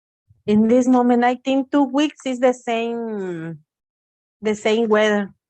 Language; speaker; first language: English; non-native, learner; Spanish